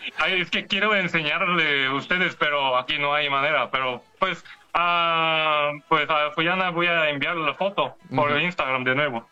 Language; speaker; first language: Spanish; non-native, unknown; Korean